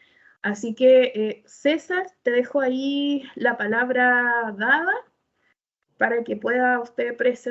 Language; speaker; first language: Spanish; native; Spanish